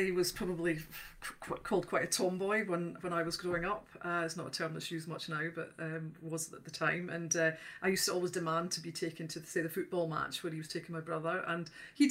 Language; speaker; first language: English; native; English